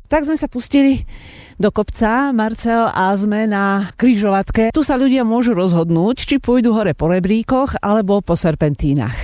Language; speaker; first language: Slovak; native; Slovak